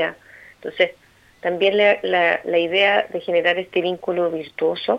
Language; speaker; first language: Spanish; native; Spanish